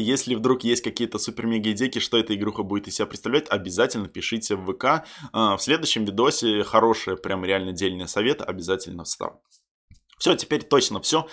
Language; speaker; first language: Russian; native; Russian